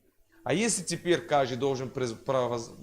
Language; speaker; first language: Russian; non-native, fluent; French